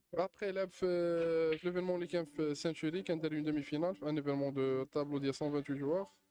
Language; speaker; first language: French; non-native, local second language; Arabic